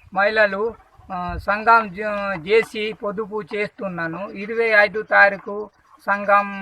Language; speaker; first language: Telugu; non-native, local second language; Gondi